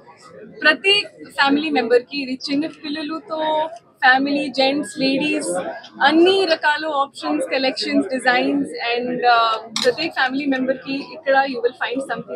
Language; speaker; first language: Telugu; non-native, learner; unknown